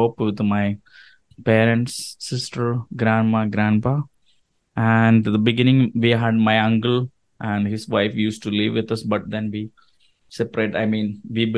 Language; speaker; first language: English; non-native, local second language; Malayalam